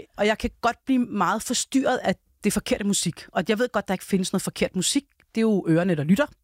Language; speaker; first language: Danish; early bilingual, other home language; Urdu